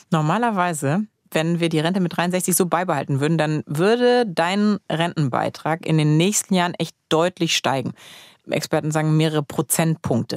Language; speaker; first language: German; native; German